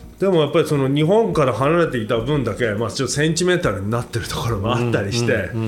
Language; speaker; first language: Japanese; native; Japanese